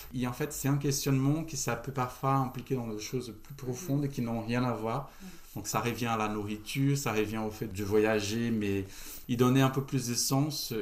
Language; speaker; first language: French; non-native, fluent; Portuguese